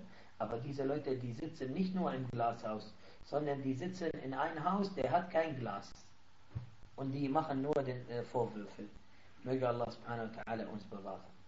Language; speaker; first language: German; non-native, fluent; Arabic